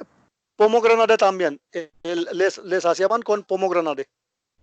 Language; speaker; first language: Spanish; non-native, learner; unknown